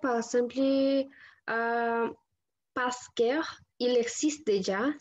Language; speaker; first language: French; non-native, learner; Spanish